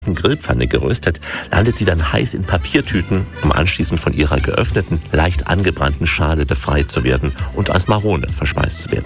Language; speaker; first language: German; native; German